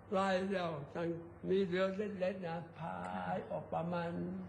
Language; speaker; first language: Thai; non-native, learner; Chinese